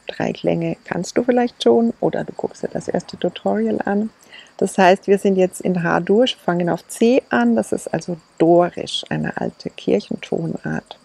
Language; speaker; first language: German; native; German